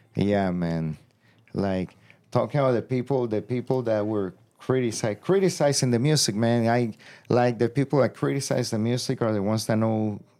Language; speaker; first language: English; non-native, fluent; Spanish